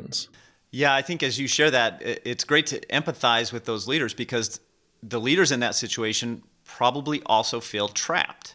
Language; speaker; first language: English; native; English